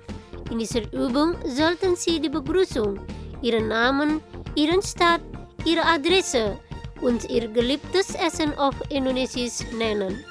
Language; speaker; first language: German; non-native, fluent; Indonesian